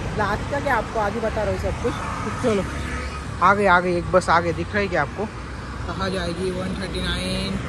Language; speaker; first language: Hindi; non-native, local second language; Marathi